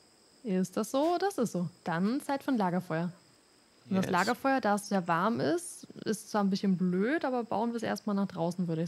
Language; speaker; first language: German; native; German